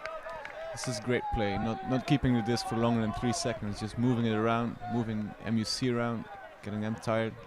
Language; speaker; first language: English; non-native, fluent; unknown